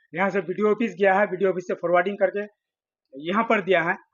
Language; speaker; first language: Hindi; non-native, local second language; Bangla